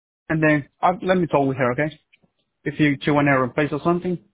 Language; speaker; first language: English; non-native, learner; Spanish